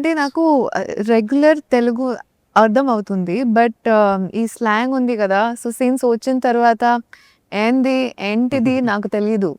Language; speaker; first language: Telugu; non-native, local second language; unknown